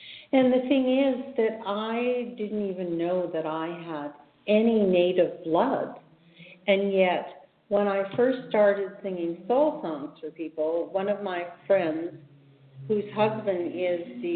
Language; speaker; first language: English; native; English